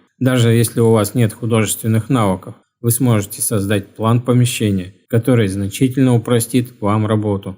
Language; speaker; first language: Russian; native; Russian